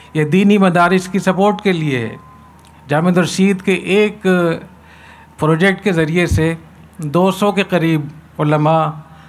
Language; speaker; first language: Urdu; native; Urdu